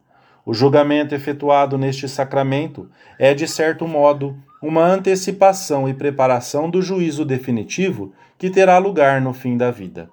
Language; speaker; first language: Portuguese; native; Portuguese